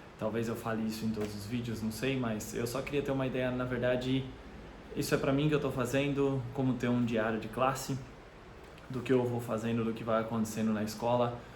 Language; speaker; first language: Portuguese; native; Portuguese